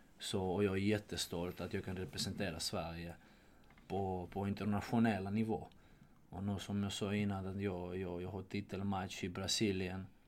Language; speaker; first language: Swedish; non-native, fluent; Georgian